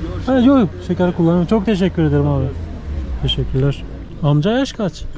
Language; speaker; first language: Turkish; native; Turkish